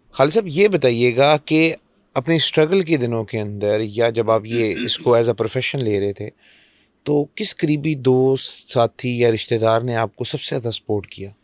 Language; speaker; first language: Urdu; native; Urdu